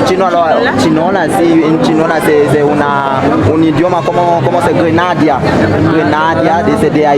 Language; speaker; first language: Spanish; non-native, learner; Haitian Creole